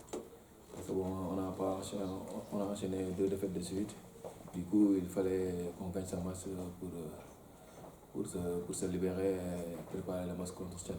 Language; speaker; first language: French; non-native, local second language; Bambara